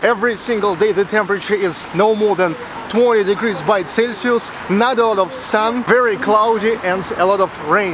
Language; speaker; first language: English; non-native, fluent; Russian